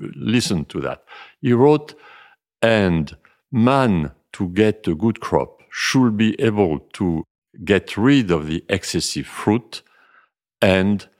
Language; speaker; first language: English; non-native, fluent; French